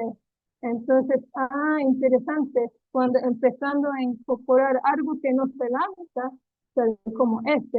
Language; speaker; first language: Spanish; non-native, learner; Japanese